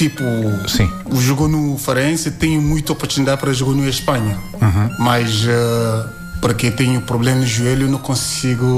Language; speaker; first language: Portuguese; non-native, learner; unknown